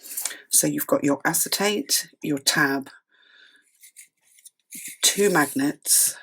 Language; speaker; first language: English; native; English